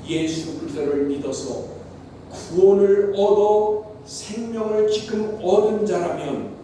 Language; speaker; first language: Korean; native; Korean